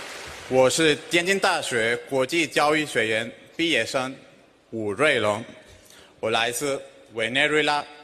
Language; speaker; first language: Chinese; non-native, fluent; Spanish